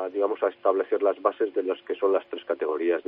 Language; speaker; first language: Spanish; native; Spanish